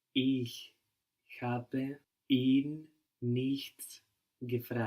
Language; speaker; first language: German; non-native, learner; English